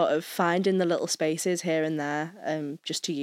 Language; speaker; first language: English; native; English